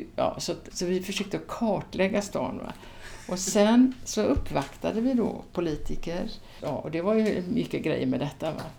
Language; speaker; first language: Swedish; native; Swedish